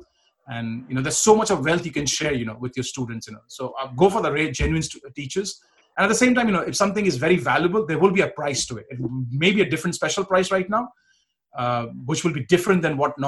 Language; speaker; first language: English; non-native, local second language; Punjabi